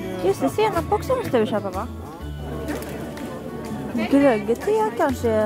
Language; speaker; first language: Swedish; non-native, learner; Japanese